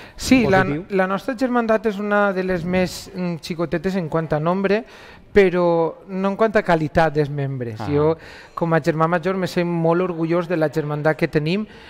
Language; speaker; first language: Catalan; native; Catalan